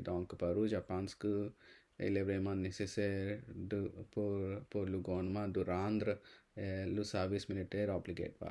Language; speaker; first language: French; non-native, learner; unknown